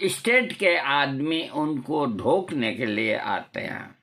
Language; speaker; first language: Hindi; non-native, local second language; Marwari